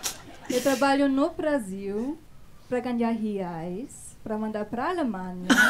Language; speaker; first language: Portuguese; non-native, fluent; German